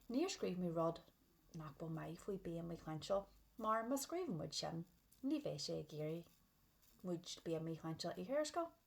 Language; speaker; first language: Irish; non-native, local second language; English